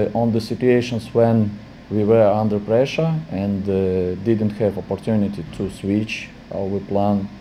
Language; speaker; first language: English; non-native, fluent; Latvian